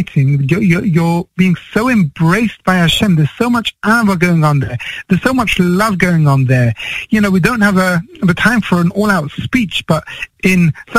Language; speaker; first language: English; native; English